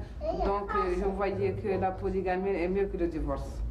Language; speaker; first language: French; non-native, local second language; Arabic